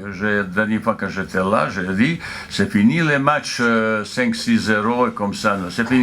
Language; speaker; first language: French; non-native, fluent; Bosnian